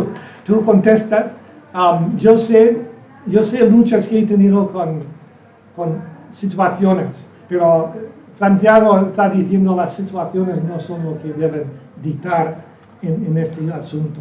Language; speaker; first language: Spanish; non-native, fluent; English